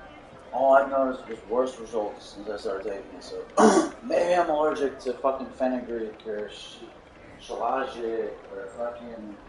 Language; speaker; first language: English; native; English